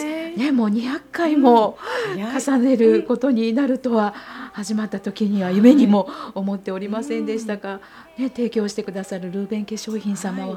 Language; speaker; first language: Japanese; native; Japanese